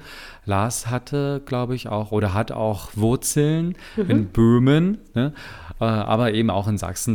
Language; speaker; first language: German; native; German